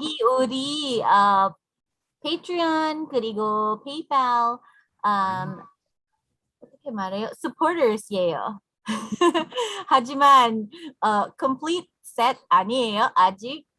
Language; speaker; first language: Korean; non-native, learner; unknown